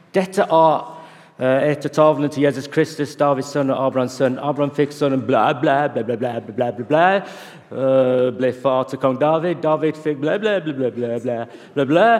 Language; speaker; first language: Norwegian; non-native, fluent; English